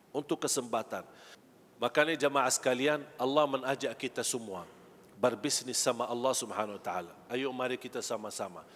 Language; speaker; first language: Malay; non-native, fluent; Arabic